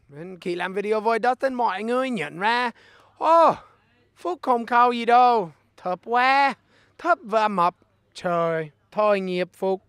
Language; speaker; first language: Vietnamese; non-native, learner; English